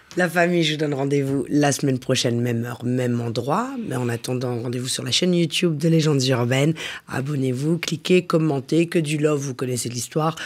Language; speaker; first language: French; native; French